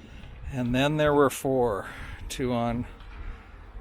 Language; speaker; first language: English; native; English